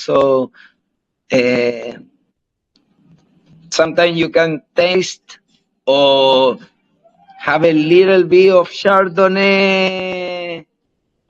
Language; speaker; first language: English; non-native, learner; Spanish